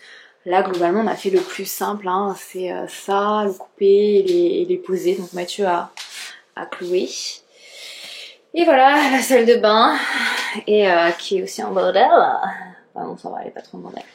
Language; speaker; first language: French; native; French